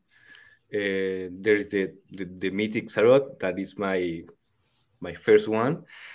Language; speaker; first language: English; non-native, fluent; Spanish